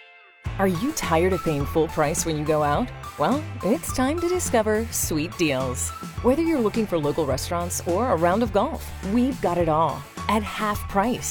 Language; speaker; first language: English; native; English